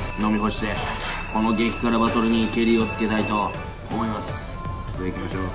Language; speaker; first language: Japanese; native; Japanese